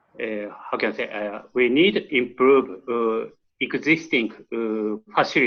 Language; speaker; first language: English; non-native, learner; Japanese